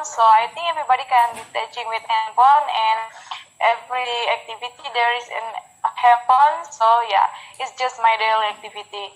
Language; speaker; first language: English; non-native, learner; Indonesian